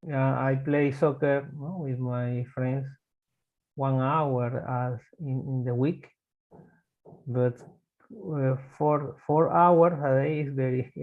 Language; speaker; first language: English; non-native, learner; Spanish